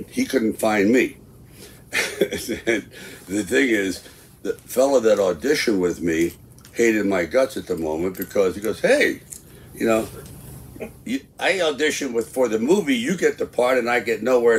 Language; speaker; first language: English; native; English